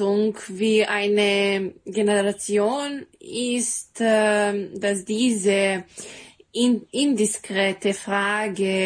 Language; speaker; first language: German; non-native, learner; Serbian